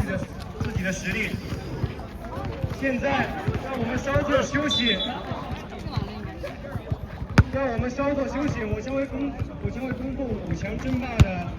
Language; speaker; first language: Chinese; native; Chinese